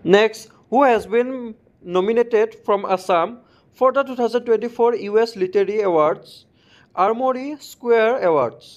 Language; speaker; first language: English; non-native, local second language; Assamese